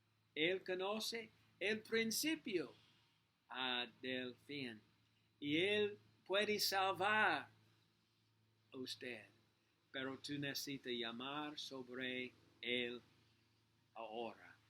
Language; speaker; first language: Spanish; non-native, learner; English